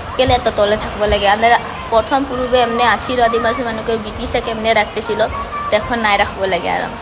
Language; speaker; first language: Bangla; non-native, local second language; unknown